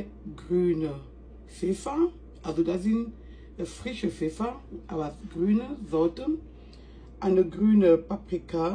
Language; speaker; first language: German; non-native, fluent; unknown